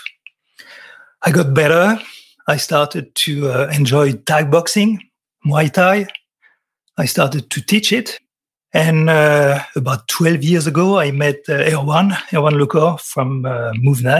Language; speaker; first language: English; non-native, fluent; French